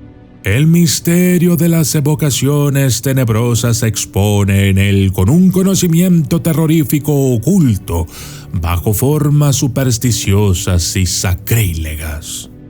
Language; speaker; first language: Spanish; native; Spanish